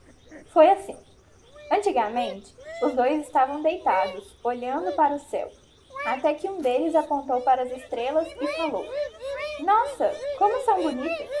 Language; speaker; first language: Portuguese; native; Portuguese